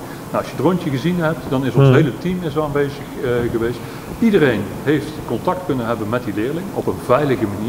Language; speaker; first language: Dutch; native; Dutch